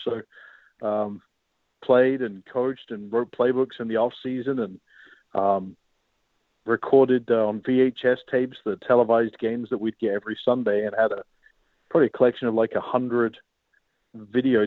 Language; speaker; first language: English; native; English